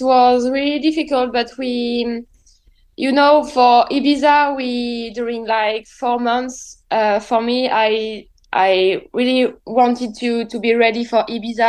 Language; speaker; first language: English; non-native, fluent; French